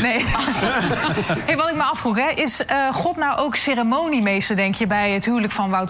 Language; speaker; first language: Dutch; native; Dutch